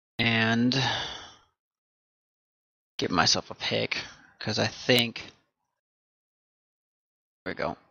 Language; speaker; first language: English; native; English